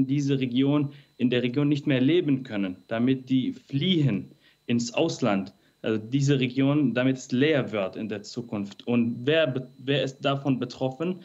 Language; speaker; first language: German; non-native, fluent; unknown